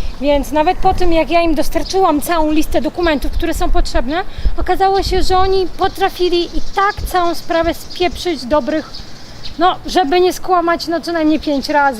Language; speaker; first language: Polish; native; Polish